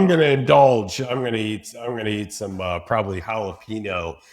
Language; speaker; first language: English; native; English